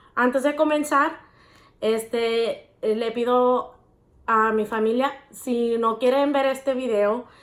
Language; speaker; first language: Spanish; early bilingual, heritage; Spanish